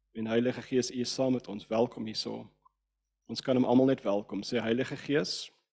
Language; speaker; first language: Afrikaans; non-native, local second language; English